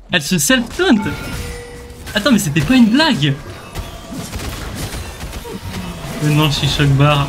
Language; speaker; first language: French; native; French